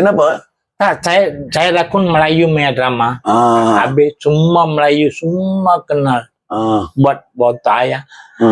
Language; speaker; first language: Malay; non-native, local second language; Tamil